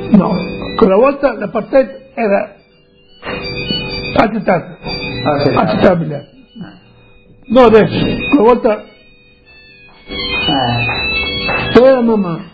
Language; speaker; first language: Italian; non-native, local second language; Friulian